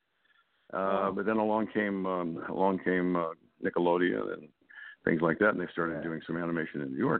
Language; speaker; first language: English; native; English